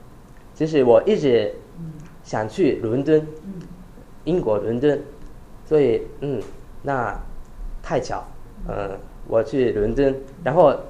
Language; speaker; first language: Chinese; non-native, fluent; Japanese